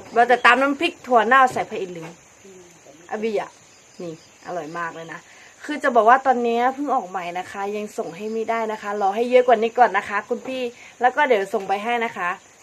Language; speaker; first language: Thai; non-native, local second language; S'gaw Karen